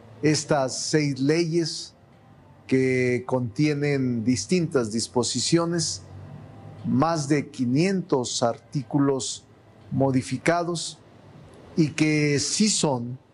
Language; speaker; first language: Spanish; native; Spanish